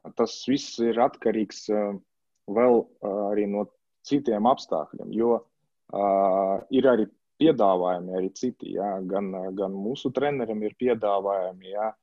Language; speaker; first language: Latvian; non-native, local second language; Russian